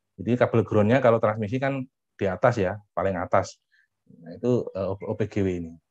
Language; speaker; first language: Indonesian; native; Indonesian